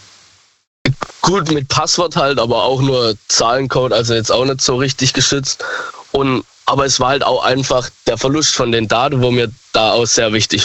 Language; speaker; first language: German; native; German